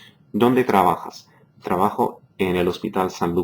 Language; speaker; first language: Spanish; non-native, fluent; English